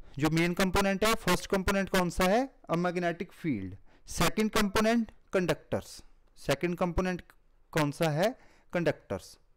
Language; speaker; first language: Hindi; non-native, local second language; Punjabi